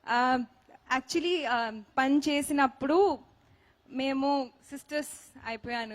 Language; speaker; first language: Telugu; non-native, local second language; Hindi